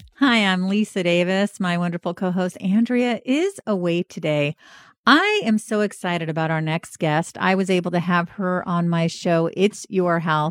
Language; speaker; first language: English; native; English